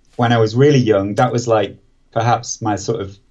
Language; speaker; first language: English; native; English